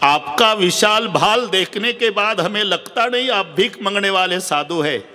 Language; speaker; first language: Hindi; non-native, local second language; Marathi